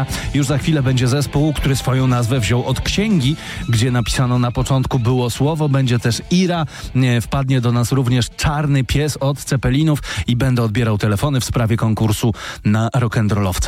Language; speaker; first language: Polish; native; Polish